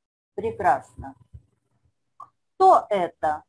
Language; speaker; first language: Russian; non-native, fluent; Spanish